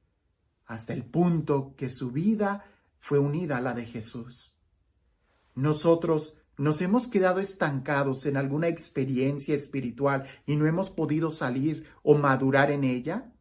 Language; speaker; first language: Spanish; native; Spanish